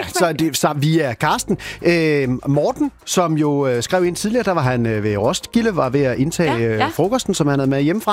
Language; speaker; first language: Danish; native; Danish